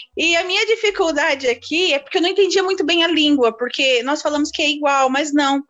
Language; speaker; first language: Portuguese; native; Portuguese